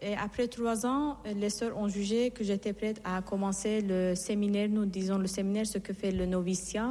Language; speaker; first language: French; non-native, fluent; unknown